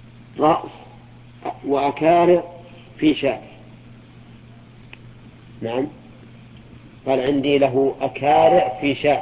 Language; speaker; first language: Arabic; native; Arabic